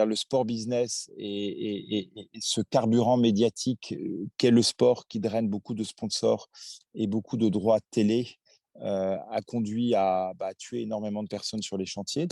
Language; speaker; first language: French; native; French